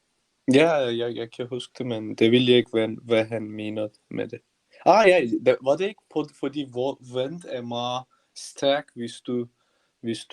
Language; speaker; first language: Danish; non-native, learner; Turkish